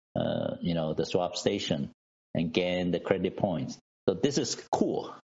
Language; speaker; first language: English; non-native, fluent; Chinese